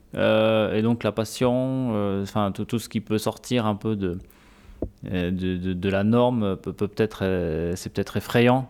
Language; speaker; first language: French; native; French